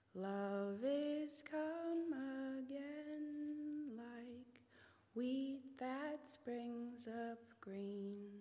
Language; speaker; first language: English; native; English